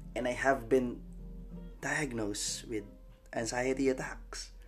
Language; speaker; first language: English; non-native, local second language; Filipino